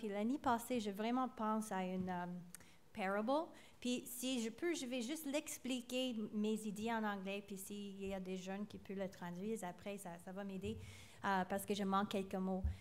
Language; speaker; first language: French; non-native, local second language; English